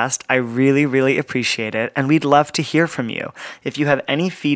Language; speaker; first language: English; native; English